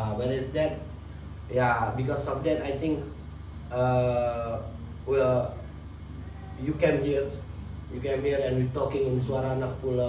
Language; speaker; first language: English; non-native, learner; Indonesian